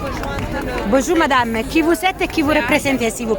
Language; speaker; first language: French; non-native, learner; Italian